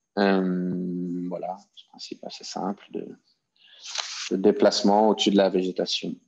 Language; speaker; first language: French; native; French